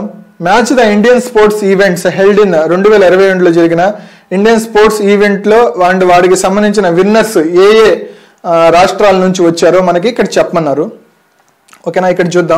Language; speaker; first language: Telugu; native; Telugu